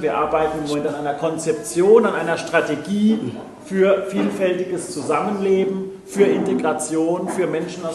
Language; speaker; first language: German; native; German